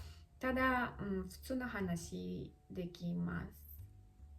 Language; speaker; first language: Japanese; non-native, learner; Russian